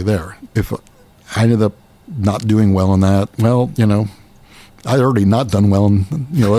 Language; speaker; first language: English; native; English